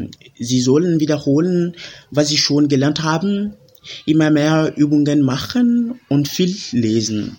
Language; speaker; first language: German; non-native, fluent; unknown